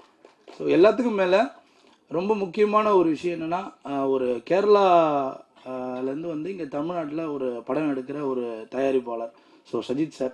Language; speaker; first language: Tamil; native; Tamil